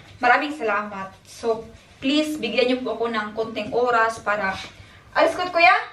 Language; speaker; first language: Filipino; non-native, local second language; Cebuano